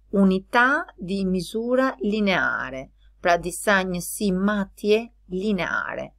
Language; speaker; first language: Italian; non-native, fluent; Albanian